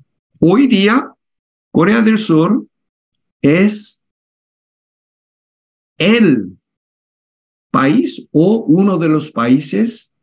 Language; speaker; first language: Spanish; non-native, fluent; Korean